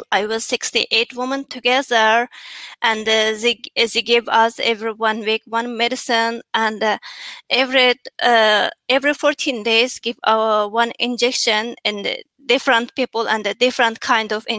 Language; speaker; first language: English; non-native, learner; Chinese